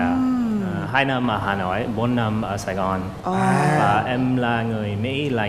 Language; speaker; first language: Vietnamese; non-native, fluent; English